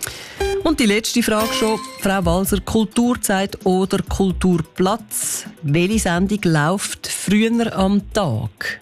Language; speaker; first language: German; native; German